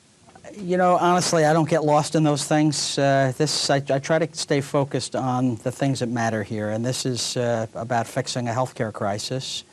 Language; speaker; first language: English; native; English